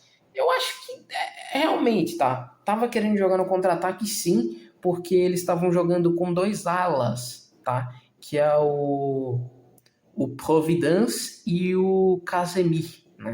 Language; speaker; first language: Portuguese; native; Portuguese